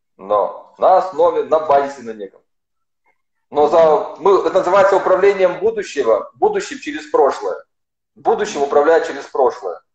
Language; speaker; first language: Russian; non-native, local second language; Ossetic